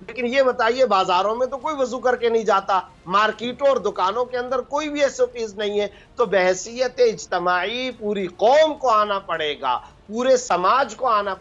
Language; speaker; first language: Urdu; native; Urdu